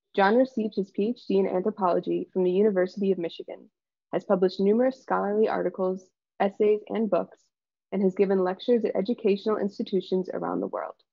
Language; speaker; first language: English; native; English